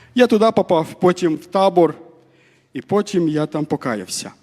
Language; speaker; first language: Ukrainian; non-native, fluent; Armenian